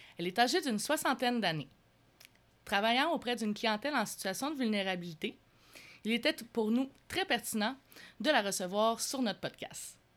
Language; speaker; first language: French; native; French